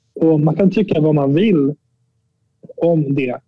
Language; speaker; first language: Swedish; early bilingual, other home language; Albanian